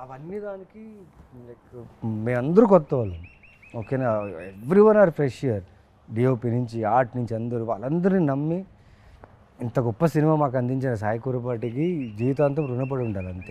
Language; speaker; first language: Telugu; native; Telugu